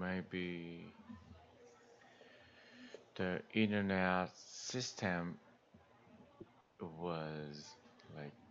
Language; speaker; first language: English; non-native, learner; Korean